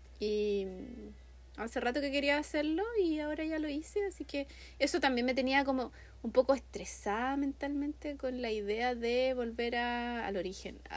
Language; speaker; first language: Spanish; native; Spanish